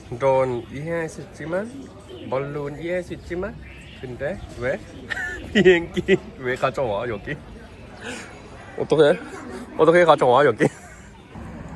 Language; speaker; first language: Korean; non-native, learner; Thai